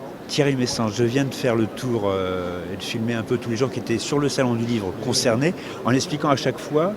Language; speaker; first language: French; native; French